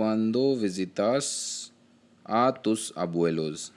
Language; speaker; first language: Spanish; non-native, learner; Hindi